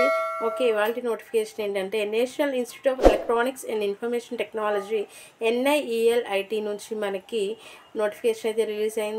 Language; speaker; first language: Telugu; native; Telugu